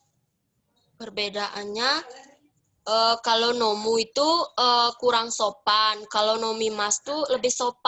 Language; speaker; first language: Indonesian; native; Indonesian